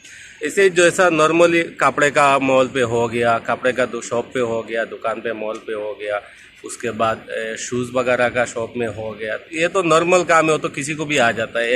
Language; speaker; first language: Hindi; non-native, local second language; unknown